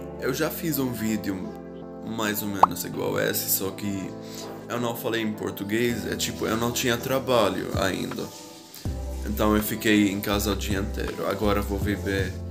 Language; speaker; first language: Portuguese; non-native, fluent; Arabic